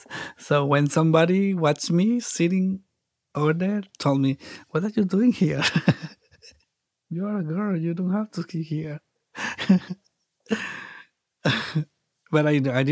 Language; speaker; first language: English; non-native, learner; Spanish